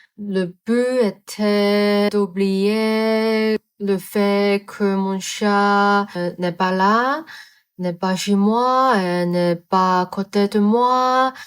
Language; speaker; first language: French; non-native, learner; Cantonese